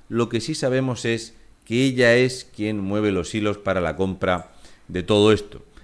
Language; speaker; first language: Spanish; native; Spanish